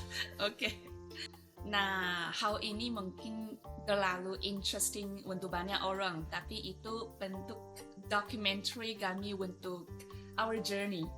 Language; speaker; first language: Indonesian; non-native, fluent; Chinese